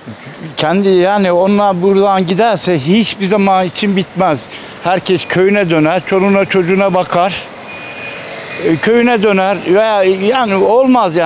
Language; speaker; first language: Turkish; native; Turkish